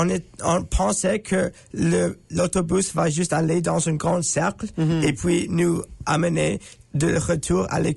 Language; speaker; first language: French; non-native, learner; English